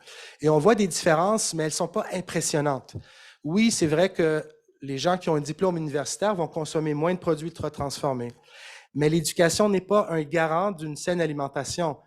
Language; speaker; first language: French; native; French